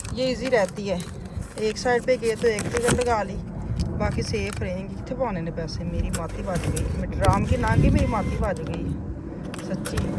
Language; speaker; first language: Urdu; non-native, local second language; Punjabi